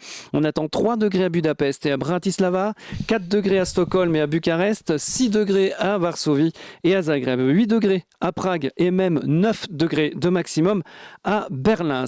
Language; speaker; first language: French; native; French